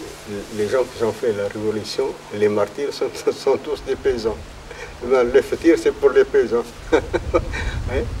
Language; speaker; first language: French; non-native, local second language; Arabic